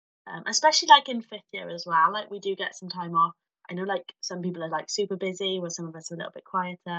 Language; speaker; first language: English; native; English